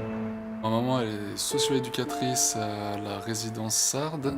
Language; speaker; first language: French; non-native, local second language; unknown